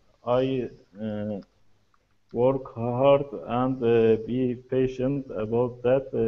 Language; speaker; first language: English; non-native, learner; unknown